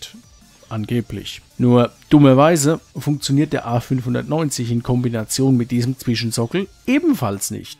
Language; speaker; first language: German; native; German